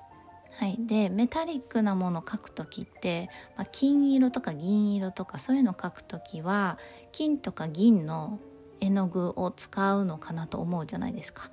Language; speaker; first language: Japanese; native; Japanese